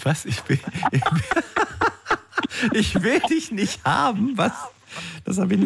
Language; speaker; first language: German; native; German